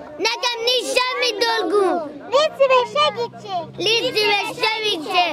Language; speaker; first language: Hungarian; non-native, learner; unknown